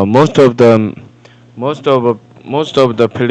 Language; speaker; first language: English; non-native, fluent; Korean